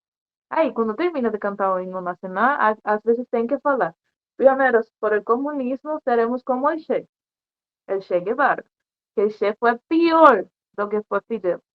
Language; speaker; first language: Portuguese; non-native, learner; Spanish